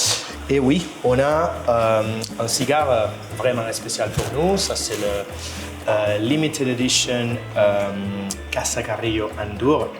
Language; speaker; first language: French; non-native, fluent; Spanish